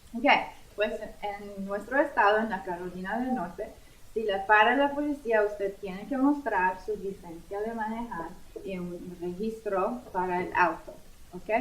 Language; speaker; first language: Spanish; non-native, fluent; English